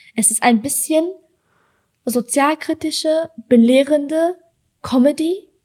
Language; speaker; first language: German; early bilingual, other home language; Persian